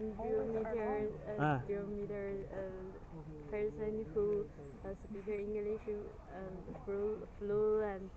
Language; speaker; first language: English; non-native, learner; Chinese